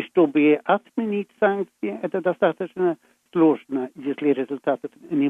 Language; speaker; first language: Russian; non-native, fluent; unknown